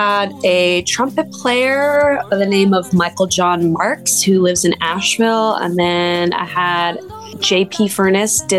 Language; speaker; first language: English; native; English